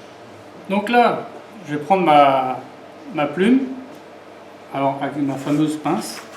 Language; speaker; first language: French; native; French